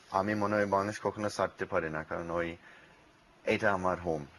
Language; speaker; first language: Bangla; non-native, learner; English